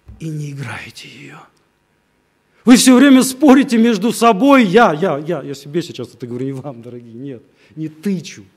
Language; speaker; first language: Russian; native; Russian